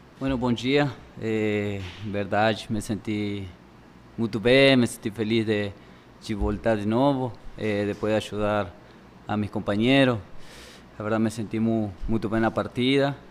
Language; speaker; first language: Portuguese; non-native, learner; Spanish